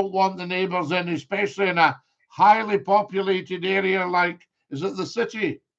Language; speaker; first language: English; native; English